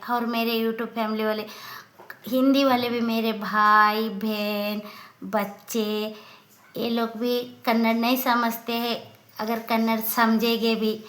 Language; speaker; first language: Hindi; non-native, local second language; Kannada